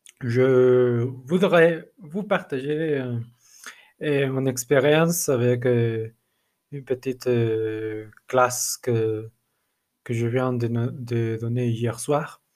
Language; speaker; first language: French; non-native, learner; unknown